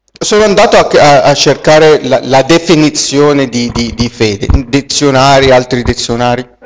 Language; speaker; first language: Italian; non-native, fluent; Arabic